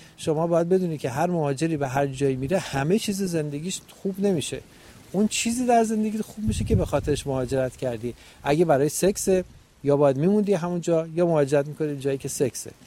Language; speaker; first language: Persian; native; Persian